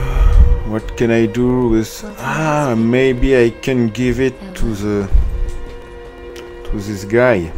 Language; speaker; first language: English; non-native, learner; French